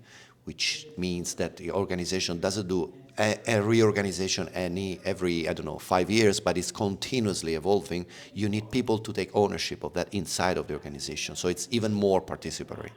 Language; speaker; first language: English; non-native, fluent; Italian